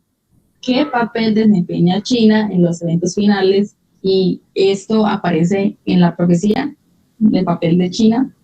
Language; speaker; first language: Spanish; native; Spanish